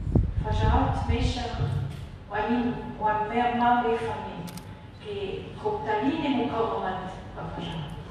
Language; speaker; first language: Persian; non-native, learner; Arabic